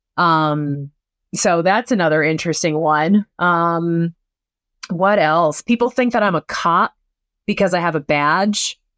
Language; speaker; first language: English; native; English